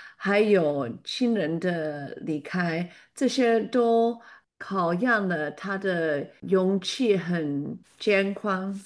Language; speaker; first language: Chinese; non-native, learner; English